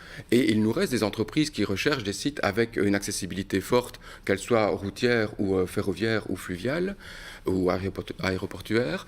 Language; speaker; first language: French; native; French